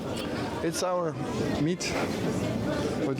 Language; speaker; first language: English; non-native, learner; Russian